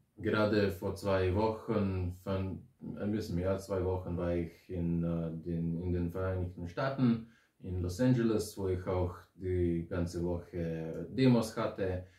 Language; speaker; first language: German; non-native, fluent; Slovenian